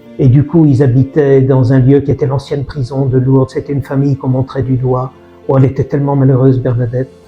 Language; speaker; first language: French; native; French